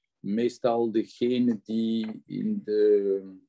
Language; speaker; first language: Dutch; non-native, local second language; French